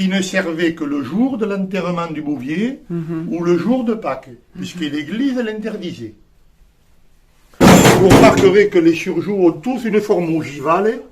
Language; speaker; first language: French; native; French